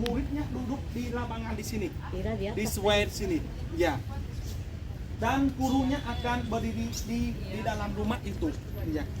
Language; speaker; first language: Indonesian; non-native, fluent; Vietnamese